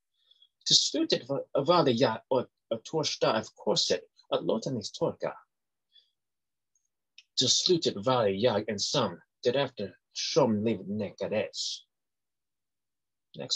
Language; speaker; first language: Swedish; non-native, learner; English